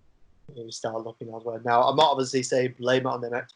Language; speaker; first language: English; native; English